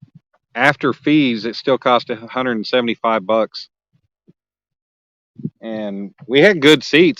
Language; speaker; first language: English; native; English